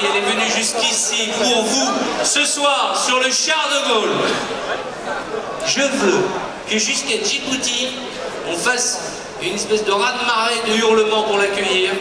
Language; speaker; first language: French; native; French